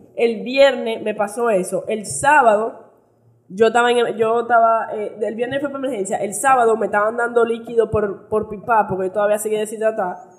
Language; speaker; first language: Spanish; early bilingual, heritage; Spanish